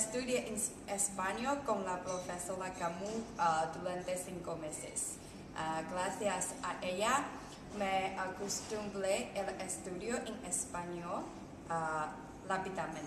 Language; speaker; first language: Spanish; non-native, learner; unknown